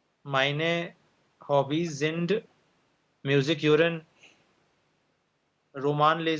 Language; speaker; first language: German; non-native, learner; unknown